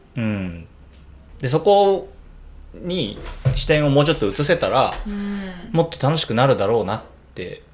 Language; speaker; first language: Japanese; native; Japanese